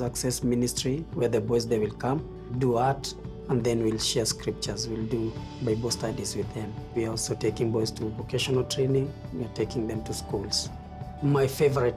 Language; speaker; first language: English; non-native, local second language; Swahili